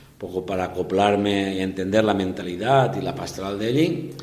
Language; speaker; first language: Spanish; native; Spanish